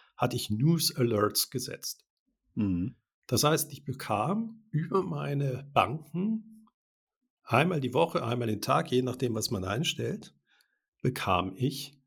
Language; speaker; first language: German; native; German